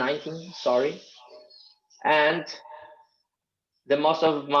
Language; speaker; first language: English; non-native, fluent; Portuguese